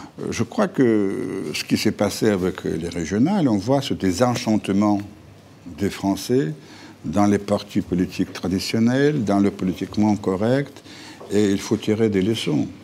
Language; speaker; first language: French; non-native, fluent; Russian